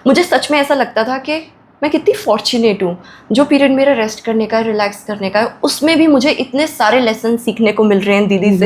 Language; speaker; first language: Hindi; native; Hindi